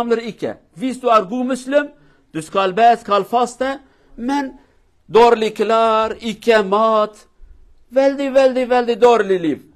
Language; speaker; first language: Norwegian; non-native, learner; Kurdish